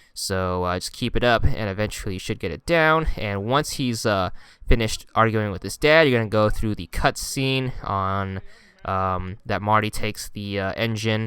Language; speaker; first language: English; native; English